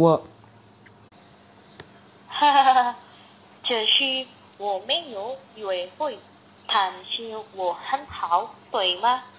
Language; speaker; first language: Chinese; non-native, learner; Indonesian